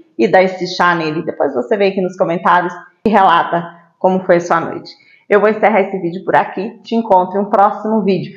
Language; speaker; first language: Portuguese; native; Portuguese